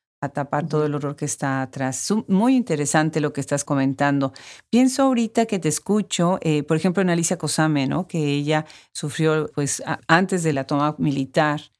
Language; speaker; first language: Spanish; native; Spanish